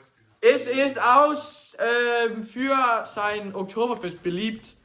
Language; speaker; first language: German; non-native, learner; Danish